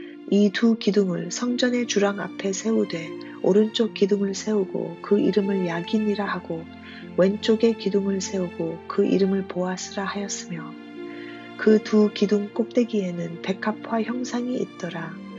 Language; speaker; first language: Korean; native; Korean